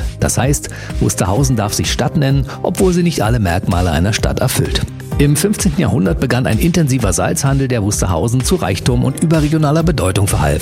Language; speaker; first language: German; native; German